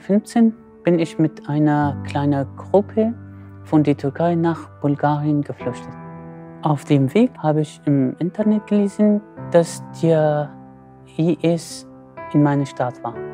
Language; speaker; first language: German; non-native, fluent; Kurdish